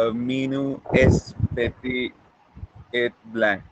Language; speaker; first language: French; non-native, learner; Hindi